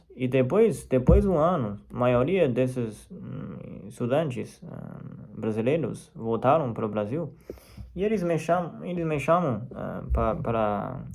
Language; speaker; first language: Portuguese; non-native, fluent; Chinese